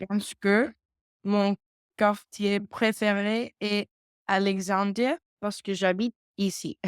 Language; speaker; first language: French; non-native, learner; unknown